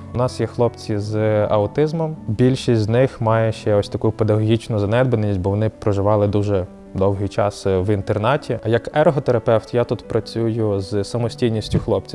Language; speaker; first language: Ukrainian; native; Ukrainian